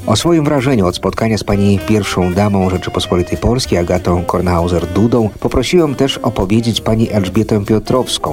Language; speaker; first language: Polish; non-native, local second language; Ukrainian